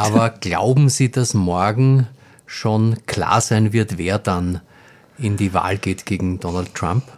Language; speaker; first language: German; native; German